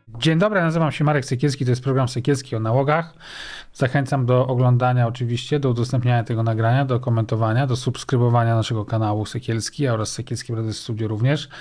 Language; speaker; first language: Polish; native; Polish